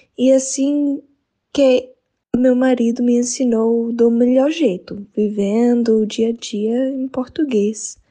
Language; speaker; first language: Portuguese; non-native, fluent; English